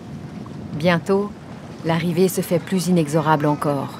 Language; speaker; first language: French; native; French